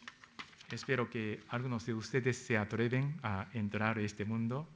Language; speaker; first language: Spanish; non-native, fluent; Japanese